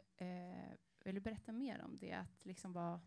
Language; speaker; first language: Swedish; native; Swedish